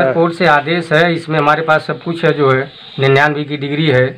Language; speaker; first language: Hindi; native; Hindi